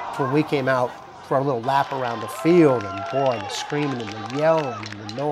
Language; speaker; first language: English; native; English